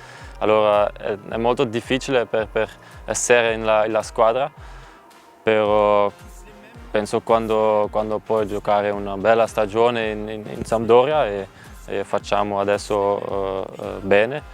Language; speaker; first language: Italian; non-native, learner; Dutch